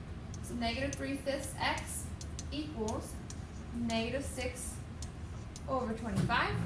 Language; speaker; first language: English; native; English